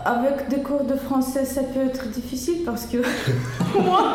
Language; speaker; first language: French; non-native, learner; Russian